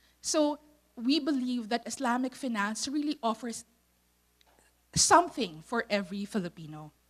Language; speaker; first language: English; non-native, local second language; Filipino